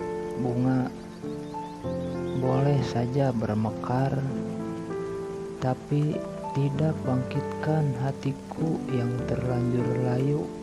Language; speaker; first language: Indonesian; non-native, local second language; Sundanese